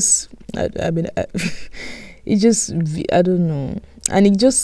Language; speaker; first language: English; non-native, local second language; Yoruba